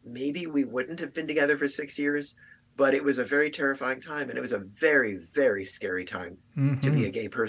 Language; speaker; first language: English; native; English